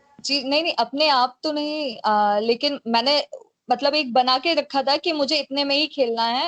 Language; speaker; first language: Hindi; native; Hindi